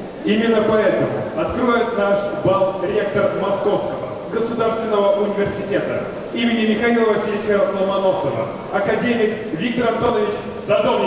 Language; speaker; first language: Russian; native; Russian